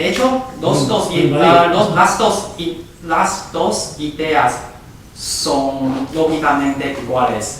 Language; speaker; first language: Spanish; non-native, fluent; Chinese